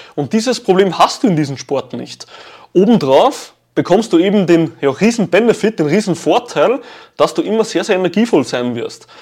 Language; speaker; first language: German; native; German